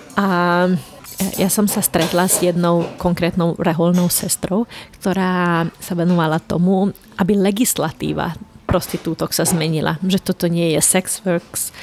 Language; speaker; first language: Slovak; non-native, local second language; Hungarian